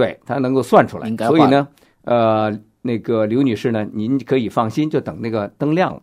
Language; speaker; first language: Chinese; native; Chinese